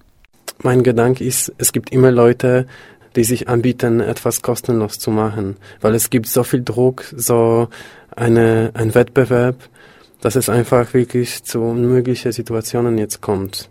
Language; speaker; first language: German; non-native, fluent; Polish